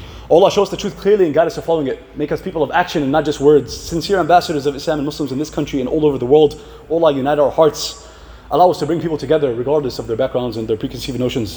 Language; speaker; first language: English; native; English